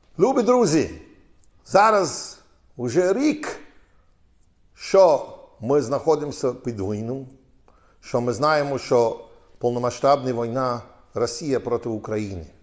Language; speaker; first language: Ukrainian; non-native, fluent; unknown